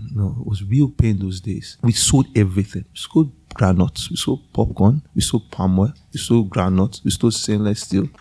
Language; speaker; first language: English; non-native, local second language; Yoruba